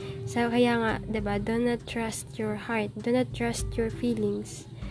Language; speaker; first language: English; non-native, local second language; Filipino